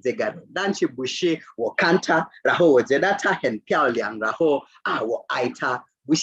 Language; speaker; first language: Chinese; non-native, fluent; Swahili